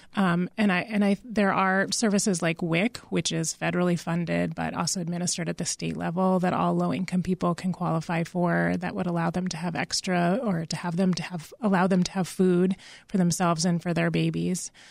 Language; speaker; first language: English; native; English